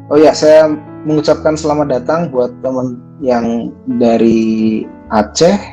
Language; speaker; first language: Indonesian; native; Indonesian